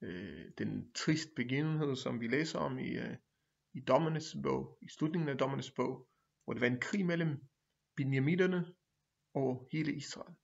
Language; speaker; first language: Danish; non-native, fluent; Hebrew